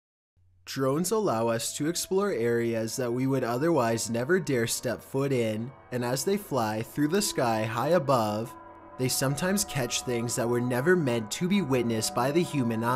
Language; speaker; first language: English; native; English